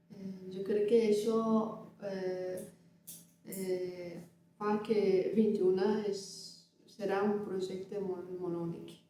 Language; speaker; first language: Catalan; non-native, learner; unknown